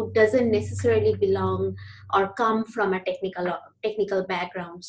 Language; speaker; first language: English; non-native, local second language; Bangla